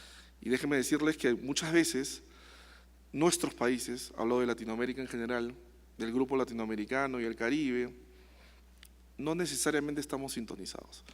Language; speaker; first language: Spanish; native; Spanish